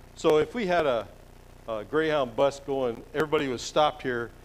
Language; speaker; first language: English; native; English